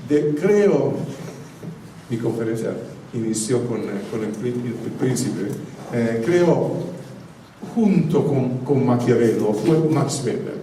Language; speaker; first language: Spanish; non-native, fluent; Italian